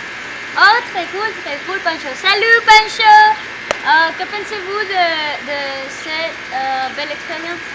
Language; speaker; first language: French; non-native, learner; Spanish